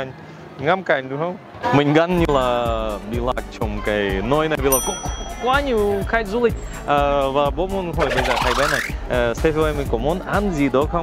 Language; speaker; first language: Vietnamese; non-native, learner; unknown